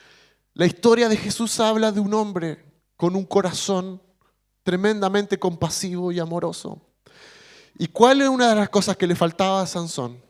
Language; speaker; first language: Spanish; native; Spanish